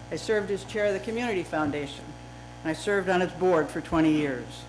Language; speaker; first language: English; native; English